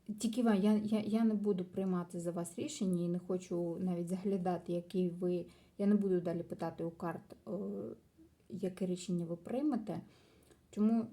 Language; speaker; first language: Ukrainian; non-native, local second language; Russian